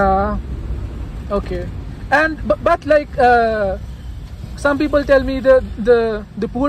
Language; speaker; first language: English; non-native, fluent; Punjabi